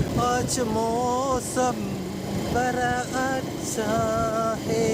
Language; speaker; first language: Hindi; non-native, local second language; Bodo